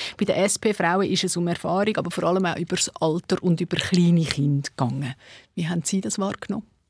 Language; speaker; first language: German; native; German